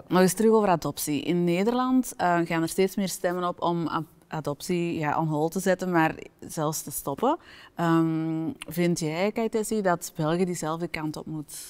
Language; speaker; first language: Dutch; native; Dutch